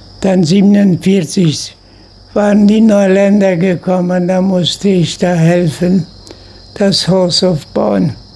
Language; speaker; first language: German; non-native, local second language; Low German